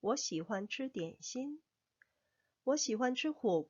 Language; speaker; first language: Chinese; non-native, fluent; Korean